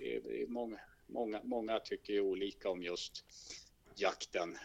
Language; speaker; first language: Swedish; native; Swedish